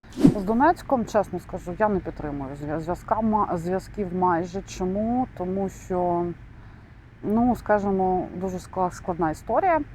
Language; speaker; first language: Ukrainian; non-native, local second language; Russian